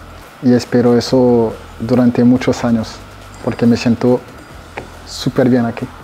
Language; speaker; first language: Spanish; non-native, fluent; French